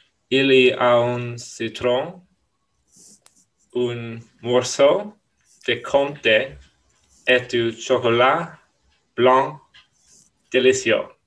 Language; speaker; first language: French; non-native, learner; English